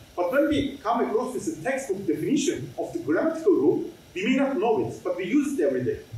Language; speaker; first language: English; non-native, fluent; Turkish